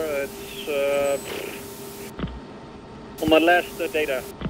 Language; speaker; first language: English; non-native, fluent; Dutch